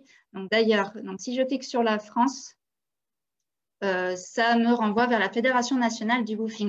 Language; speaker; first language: French; native; French